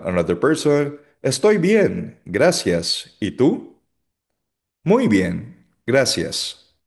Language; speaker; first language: Spanish; non-native, fluent; Filipino